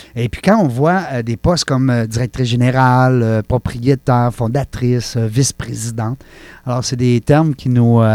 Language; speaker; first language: French; native; French